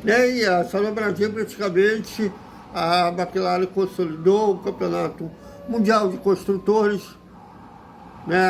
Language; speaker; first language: Portuguese; native; Portuguese